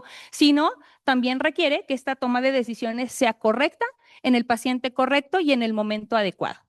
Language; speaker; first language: Spanish; native; Spanish